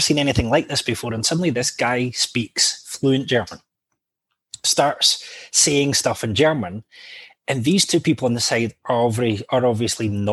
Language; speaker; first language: English; native; English